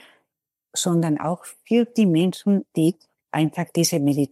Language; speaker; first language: German; non-native, fluent; Spanish